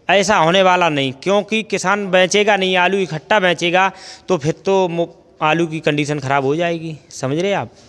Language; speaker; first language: Hindi; native; Hindi